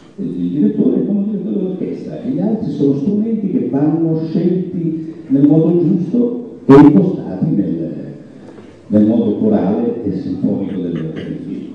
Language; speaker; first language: Italian; native; Italian